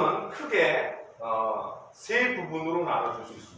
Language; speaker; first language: Korean; native; Korean